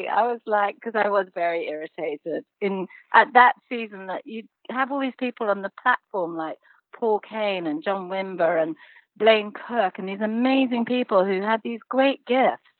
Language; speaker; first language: English; native; English